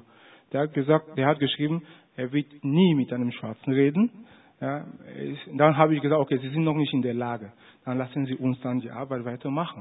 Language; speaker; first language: German; non-native, fluent; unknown